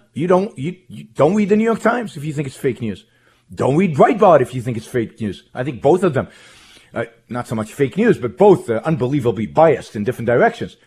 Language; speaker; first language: English; non-native, fluent; Hebrew